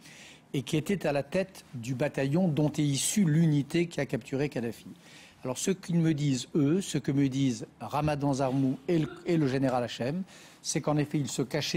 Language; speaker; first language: French; native; French